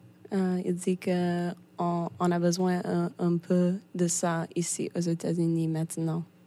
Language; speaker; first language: French; non-native, fluent; English